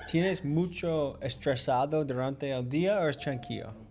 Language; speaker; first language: Spanish; non-native, learner; English